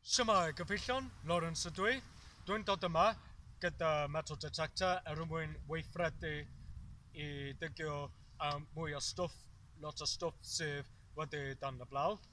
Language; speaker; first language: Welsh; non-native, learner; English